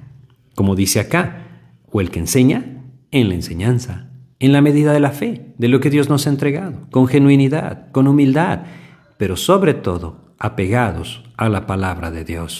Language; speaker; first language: Spanish; native; Spanish